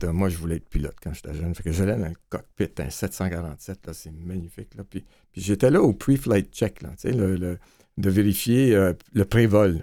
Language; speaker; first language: French; native; French